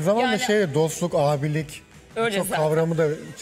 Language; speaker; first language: Turkish; native; Turkish